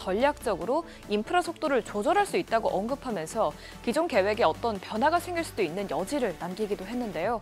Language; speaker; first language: Korean; native; Korean